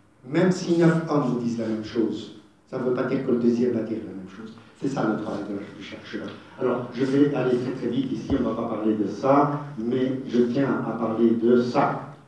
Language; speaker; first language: French; non-native, local second language; Arabic